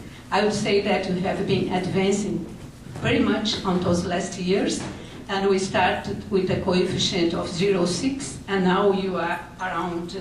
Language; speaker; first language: English; non-native, fluent; Portuguese